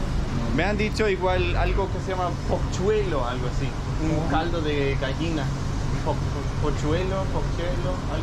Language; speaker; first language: Spanish; non-native, fluent; English